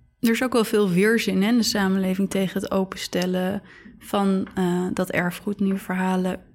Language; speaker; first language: Dutch; native; Dutch